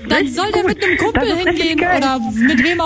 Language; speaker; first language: German; native; German